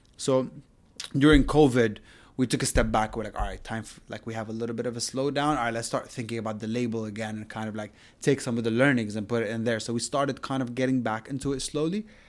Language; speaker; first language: English; non-native, fluent; Arabic